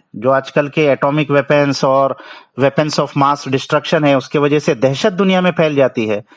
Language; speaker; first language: Hindi; non-native, local second language; Marathi